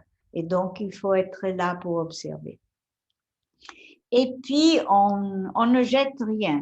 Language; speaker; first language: French; non-native, fluent; Italian